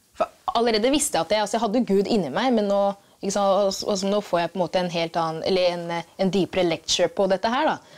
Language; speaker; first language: Norwegian; early bilingual, other home language; Kikuyu